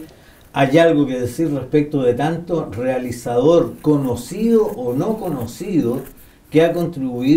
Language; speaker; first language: Spanish; native; Spanish